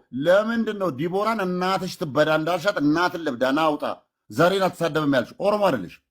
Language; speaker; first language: Amharic; non-native, local second language; Oromo